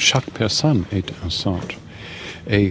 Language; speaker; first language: French; non-native, learner; English